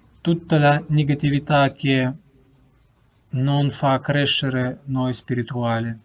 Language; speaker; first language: Italian; non-native, learner; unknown